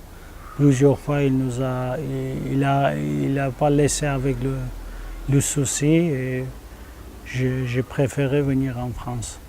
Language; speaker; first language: French; non-native, learner; Armenian